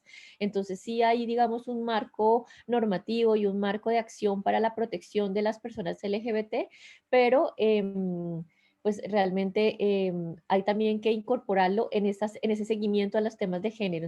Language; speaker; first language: Spanish; native; Spanish